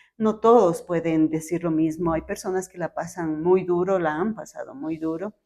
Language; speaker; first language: Spanish; native; Spanish